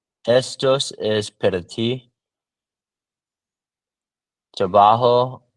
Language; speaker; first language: Spanish; non-native, learner; English